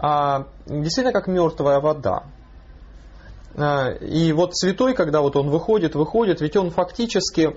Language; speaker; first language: Russian; native; Russian